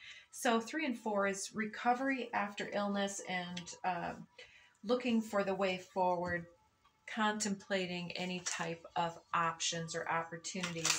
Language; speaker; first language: English; native; English